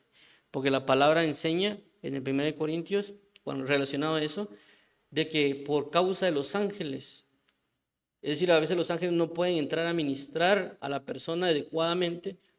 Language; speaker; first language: Spanish; native; Spanish